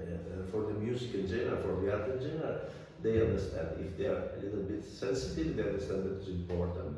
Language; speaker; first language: English; non-native, fluent; Italian